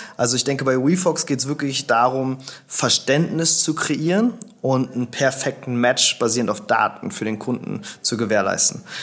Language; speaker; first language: German; native; German